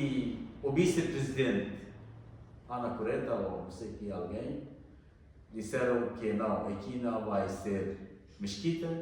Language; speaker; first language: Portuguese; non-native, learner; Bangla